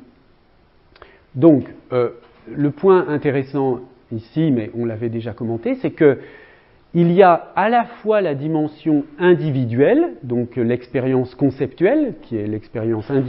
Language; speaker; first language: French; native; French